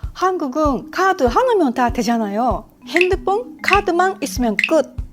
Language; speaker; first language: Korean; non-native, fluent; Japanese